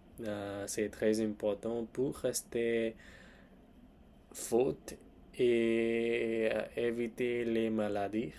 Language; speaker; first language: French; non-native, learner; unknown